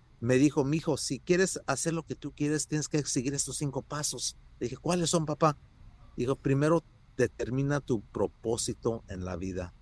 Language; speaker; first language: Spanish; early bilingual, heritage; Spanish